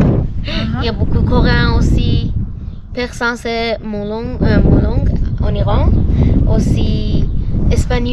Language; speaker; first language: French; non-native, learner; Persian